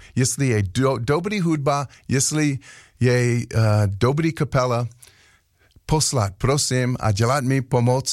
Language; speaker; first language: Czech; non-native, learner; English